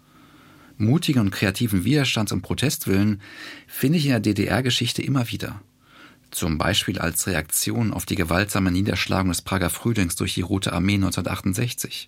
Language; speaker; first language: German; native; German